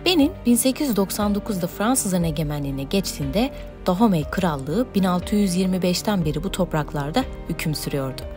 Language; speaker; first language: Turkish; native; Turkish